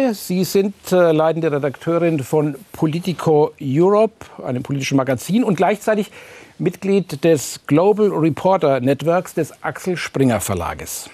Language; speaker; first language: German; native; German